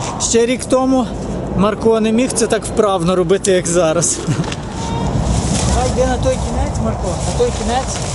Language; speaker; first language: Ukrainian; native; Ukrainian